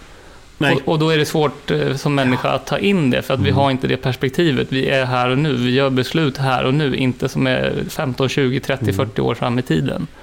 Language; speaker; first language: Swedish; native; Swedish